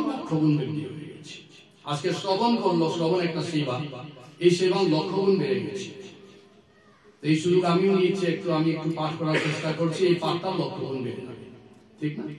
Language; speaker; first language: Bangla; non-native, learner; Assamese